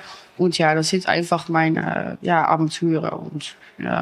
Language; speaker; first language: German; non-native, learner; Dutch